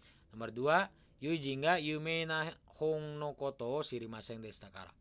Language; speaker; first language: Japanese; non-native, fluent; Indonesian